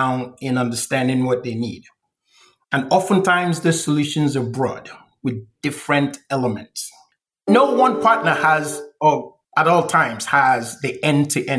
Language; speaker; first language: English; non-native, local second language; Igbo